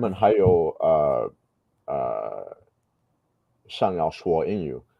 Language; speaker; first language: Chinese; non-native, learner; English